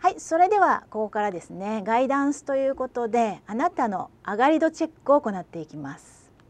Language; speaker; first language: Japanese; native; Japanese